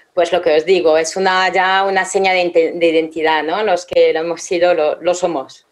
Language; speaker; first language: Spanish; non-native, fluent; French